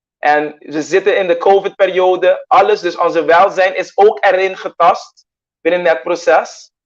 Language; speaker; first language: Dutch; non-native, local second language; Papiamento